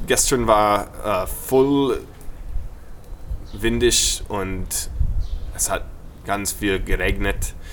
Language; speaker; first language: German; non-native, learner; English